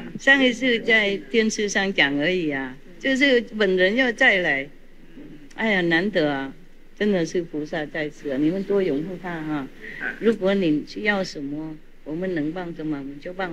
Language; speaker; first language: Chinese; non-native, fluent; Vietnamese